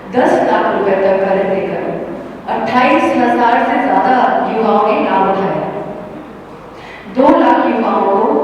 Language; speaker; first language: Hindi; non-native, local second language; Bangla